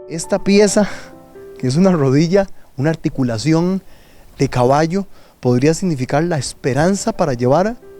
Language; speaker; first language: Spanish; native; Spanish